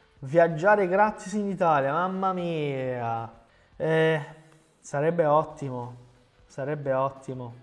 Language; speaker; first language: Italian; non-native, fluent; Portuguese